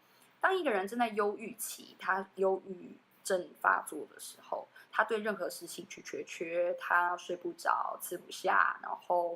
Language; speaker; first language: Chinese; native; Chinese